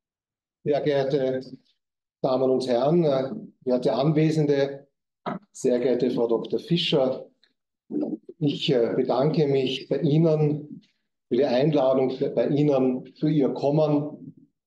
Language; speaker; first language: German; native; German